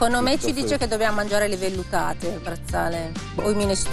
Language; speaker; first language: Italian; native; Italian